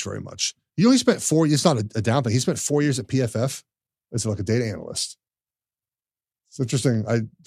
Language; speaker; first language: English; native; English